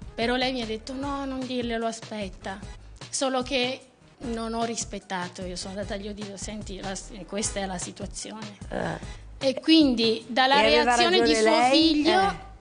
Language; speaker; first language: Italian; non-native, fluent; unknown